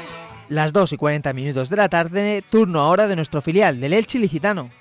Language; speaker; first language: Spanish; native; Spanish